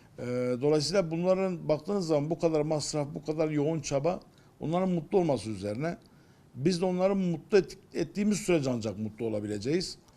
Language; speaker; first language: Turkish; native; Turkish